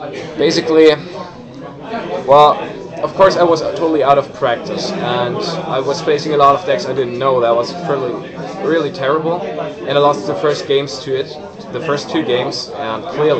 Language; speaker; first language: English; non-native, fluent; German